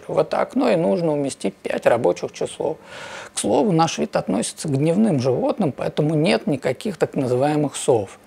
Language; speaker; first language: Russian; native; Russian